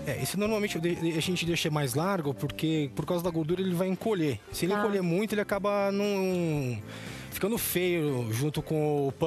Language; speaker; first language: Portuguese; native; Portuguese